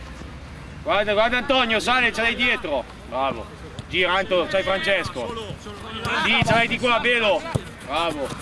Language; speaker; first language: Italian; native; Italian